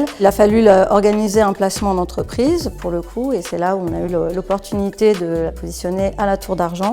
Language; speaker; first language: French; native; French